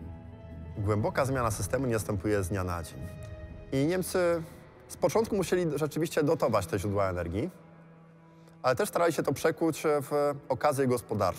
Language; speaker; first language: Polish; native; Polish